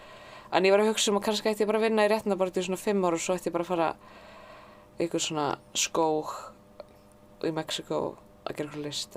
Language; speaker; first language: Icelandic; native; Icelandic